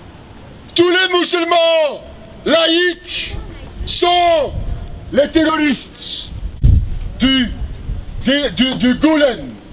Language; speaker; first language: French; non-native, local second language; Dutch